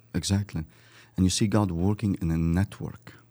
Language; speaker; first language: English; early bilingual, other home language; Arabic